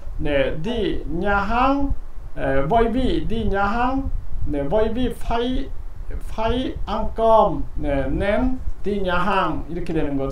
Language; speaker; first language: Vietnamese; non-native, learner; Korean